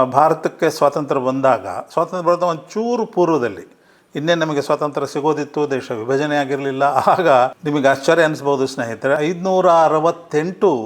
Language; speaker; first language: Kannada; non-native, local second language; Urdu